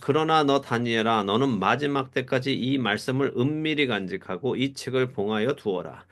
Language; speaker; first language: Korean; native; Korean